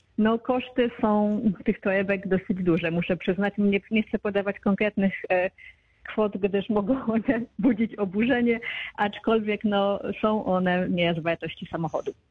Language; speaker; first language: Polish; native; Polish